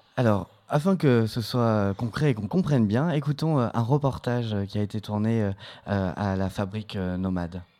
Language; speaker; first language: French; native; French